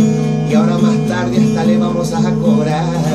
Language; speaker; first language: Spanish; native; Spanish